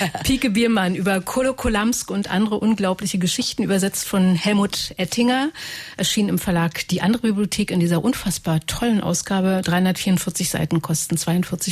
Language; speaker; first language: German; native; German